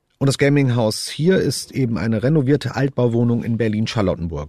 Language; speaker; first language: German; native; German